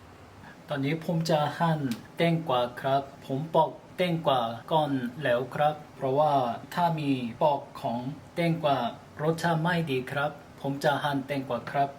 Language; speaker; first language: Thai; non-native, learner; Korean